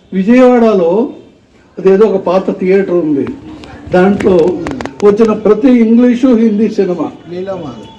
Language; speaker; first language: Telugu; native; Telugu